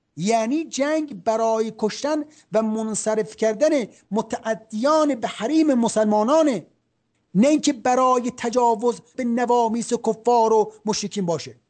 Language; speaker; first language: Persian; native; Persian